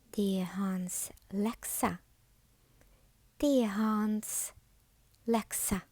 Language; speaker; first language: Swedish; non-native, fluent; Ukrainian